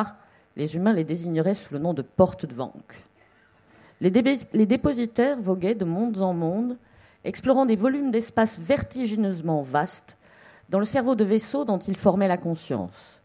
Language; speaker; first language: French; native; French